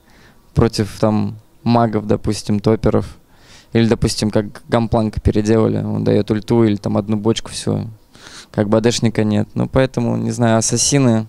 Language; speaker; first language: Russian; native; Russian